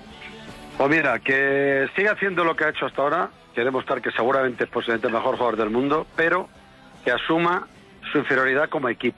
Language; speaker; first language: Spanish; native; Spanish